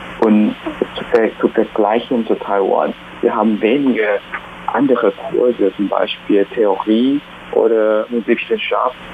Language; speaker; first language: German; non-native, fluent; Chinese